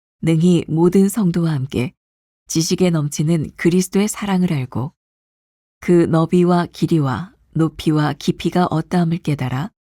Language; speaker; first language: Korean; native; Korean